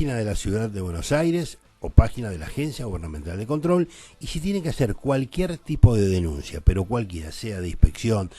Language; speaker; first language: Spanish; native; Spanish